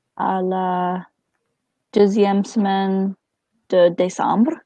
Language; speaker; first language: French; non-native, learner; English